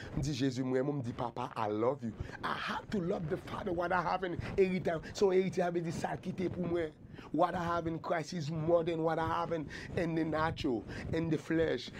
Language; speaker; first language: English; non-native, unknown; Haitian Creole